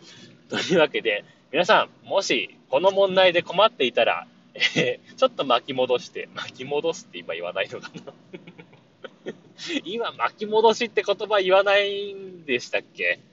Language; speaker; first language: Japanese; native; Japanese